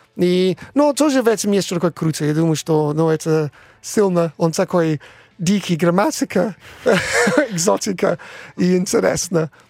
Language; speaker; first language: Russian; non-native, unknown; English